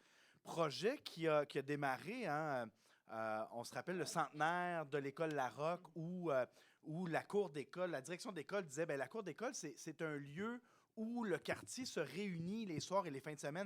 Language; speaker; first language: French; native; French